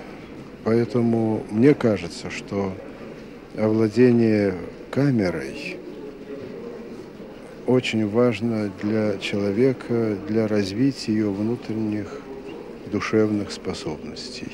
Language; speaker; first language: Russian; native; Russian